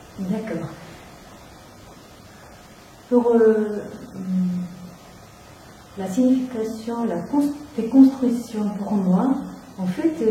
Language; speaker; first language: French; non-native, fluent; Korean